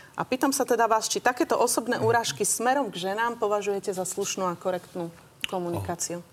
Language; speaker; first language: Slovak; native; Slovak